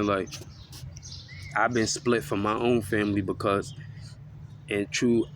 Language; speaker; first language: English; native; English